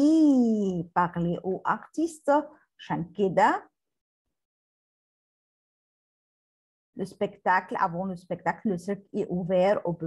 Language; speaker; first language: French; non-native, learner; Arabic